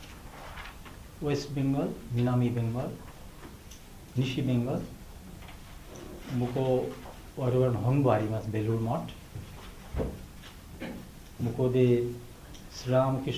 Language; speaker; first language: Japanese; non-native, fluent; Bangla